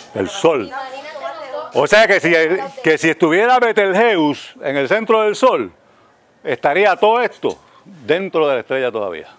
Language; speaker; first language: Spanish; native; Spanish